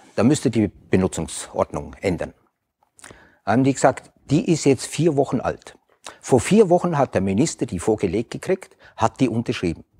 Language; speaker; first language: German; native; German